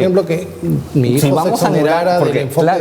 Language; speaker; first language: Spanish; native; Spanish